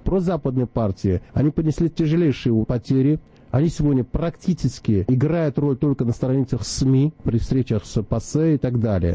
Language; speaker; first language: Russian; non-native, local second language; Azerbaijani